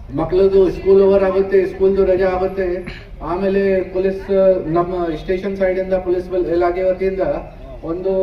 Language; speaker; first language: Kannada; non-native, local second language; Hindi